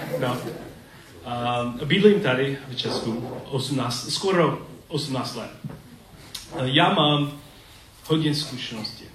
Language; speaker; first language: Czech; non-native, learner; English